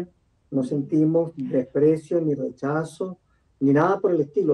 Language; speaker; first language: Spanish; native; Spanish